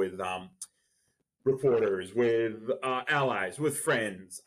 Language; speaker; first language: English; non-native, fluent; Arabic